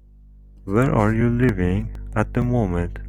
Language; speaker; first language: English; non-native, learner; Persian